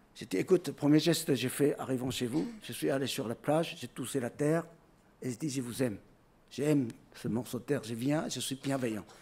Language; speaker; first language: French; non-native, fluent; Chinese